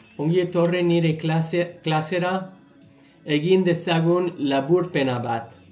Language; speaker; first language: Basque; non-native, learner; English